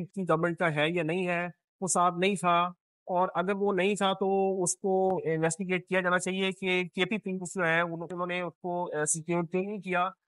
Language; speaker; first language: Urdu; non-native, local second language; Punjabi